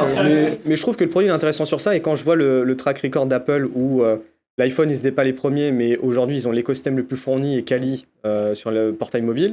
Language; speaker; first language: French; native; French